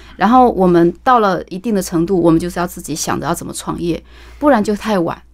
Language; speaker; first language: Chinese; native; Chinese